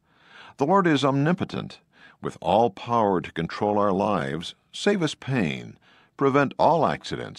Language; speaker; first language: English; native; English